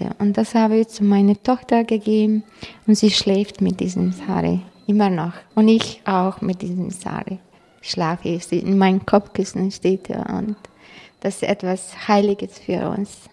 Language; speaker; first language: German; non-native, fluent; Croatian